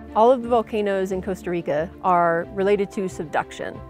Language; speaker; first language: English; native; English